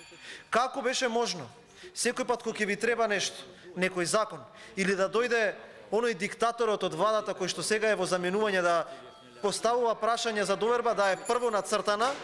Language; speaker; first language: Macedonian; native; Macedonian